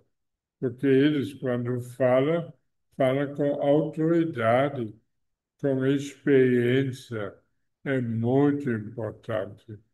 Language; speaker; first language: Portuguese; non-native, fluent; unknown